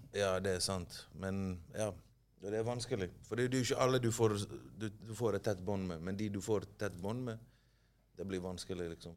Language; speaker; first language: Norwegian; early bilingual, other home language; Bosnian